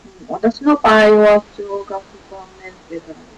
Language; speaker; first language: Japanese; non-native, fluent; Chinese